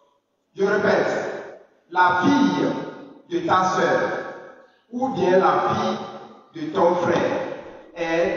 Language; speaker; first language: French; non-native, fluent; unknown